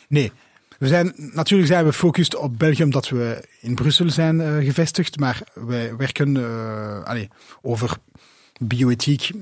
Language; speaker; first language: Dutch; non-native, local second language; French